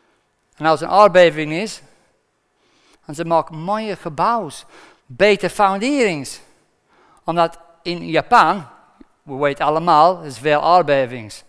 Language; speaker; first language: Dutch; non-native, fluent; English